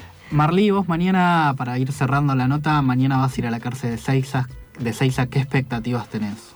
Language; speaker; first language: Spanish; native; Spanish